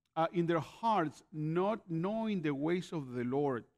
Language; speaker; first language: English; non-native, fluent; Spanish